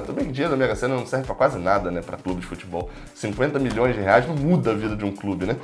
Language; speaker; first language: Portuguese; native; Portuguese